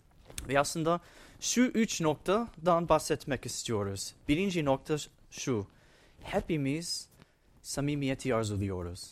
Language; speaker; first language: Turkish; non-native, fluent; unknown